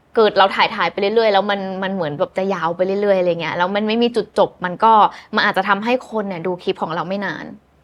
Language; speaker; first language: Thai; native; Thai